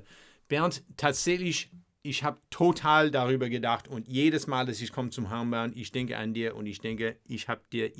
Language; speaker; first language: German; non-native, learner; English